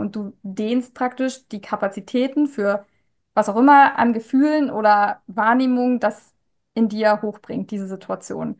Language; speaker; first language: German; native; German